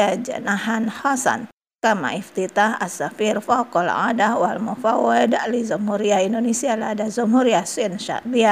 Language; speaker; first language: Arabic; non-native, fluent; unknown